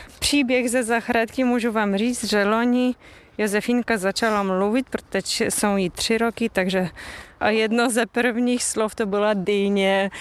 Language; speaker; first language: Czech; non-native, fluent; Polish